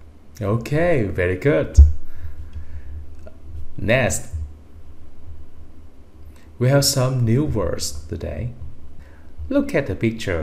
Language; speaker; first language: English; non-native, fluent; Vietnamese